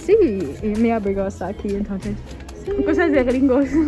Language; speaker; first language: Spanish; non-native, learner; English